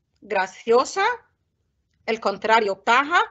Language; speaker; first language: Spanish; non-native, fluent; Arabic